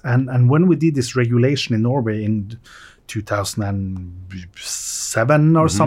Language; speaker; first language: English; non-native, fluent; Norwegian